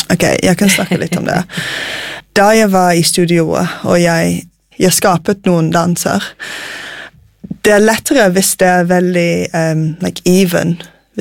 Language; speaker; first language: Norwegian; non-native, fluent; English